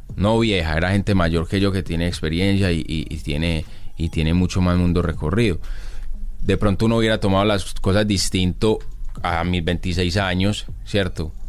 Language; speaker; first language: Spanish; native; Spanish